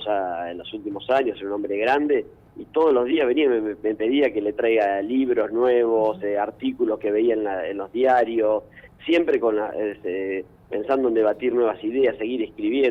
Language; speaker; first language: Spanish; native; Spanish